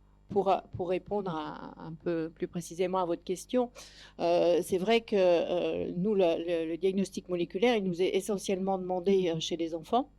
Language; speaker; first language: French; native; French